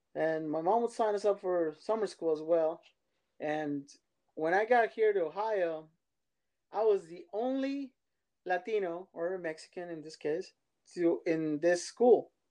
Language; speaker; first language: English; early bilingual, other home language; Spanish